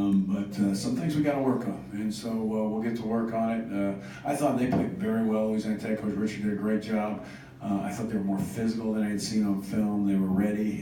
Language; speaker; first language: English; native; English